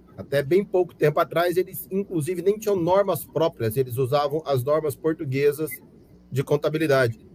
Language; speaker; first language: Portuguese; native; Portuguese